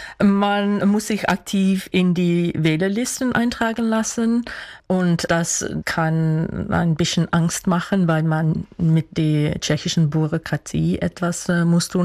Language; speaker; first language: German; non-native, fluent; Dutch